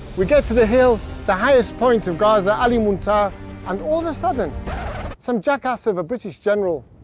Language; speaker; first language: English; native; English